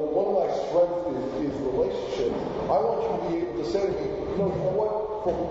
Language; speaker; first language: English; non-native, fluent; Spanish